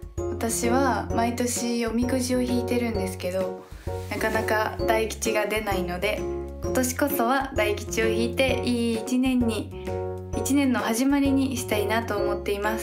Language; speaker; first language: Japanese; native; Japanese